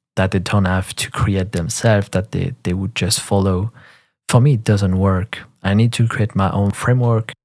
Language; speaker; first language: English; non-native, fluent; French